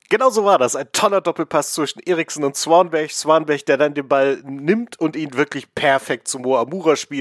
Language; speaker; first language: German; native; German